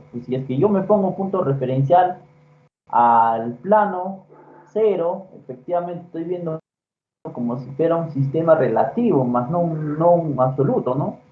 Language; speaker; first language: Spanish; native; Spanish